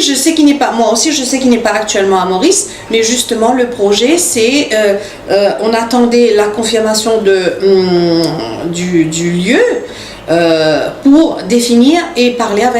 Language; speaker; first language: French; non-native, local second language; Morisyen